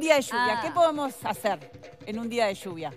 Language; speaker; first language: Spanish; native; Spanish